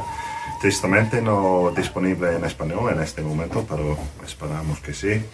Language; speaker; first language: Spanish; non-native, fluent; English